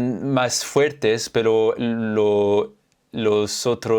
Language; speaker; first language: Spanish; non-native, fluent; French